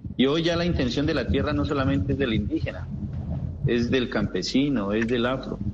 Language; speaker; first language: Spanish; native; Spanish